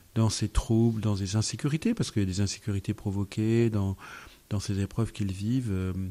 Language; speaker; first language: French; native; French